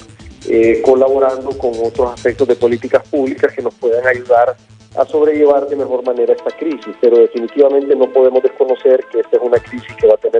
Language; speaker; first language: Spanish; native; Spanish